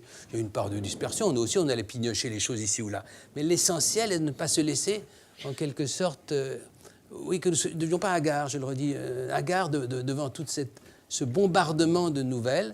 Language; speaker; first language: French; native; French